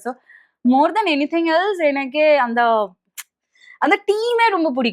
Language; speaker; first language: Tamil; non-native, local second language; Bangla